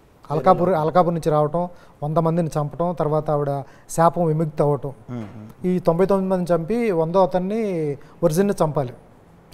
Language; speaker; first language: Telugu; native; Telugu